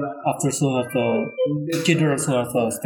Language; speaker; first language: English; non-native, learner; Indonesian